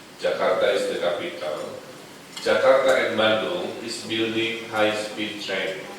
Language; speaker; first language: English; non-native, fluent; Indonesian